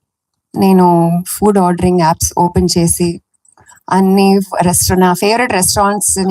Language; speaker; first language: Telugu; non-native, fluent; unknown